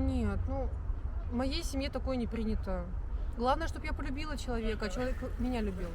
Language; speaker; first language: Russian; native; Russian